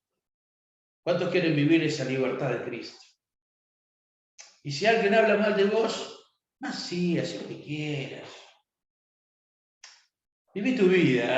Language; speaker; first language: Spanish; native; Spanish